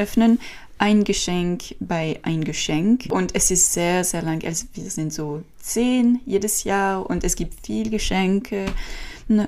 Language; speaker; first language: German; non-native, learner; French